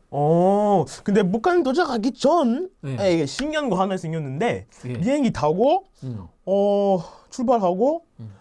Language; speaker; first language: Korean; non-native, fluent; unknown